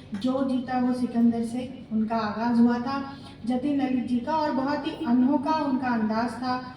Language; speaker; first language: Hindi; non-native, local second language; Bangla